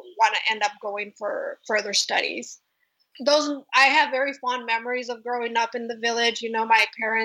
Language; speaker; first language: English; early bilingual, other home language; Spanish